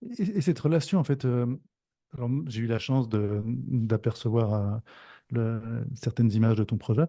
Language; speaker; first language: French; native; French